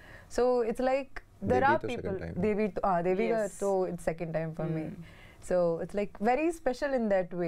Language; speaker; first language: Telugu; non-native, fluent; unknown